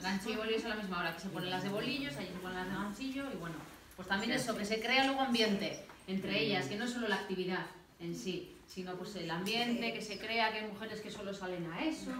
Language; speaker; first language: Spanish; native; Spanish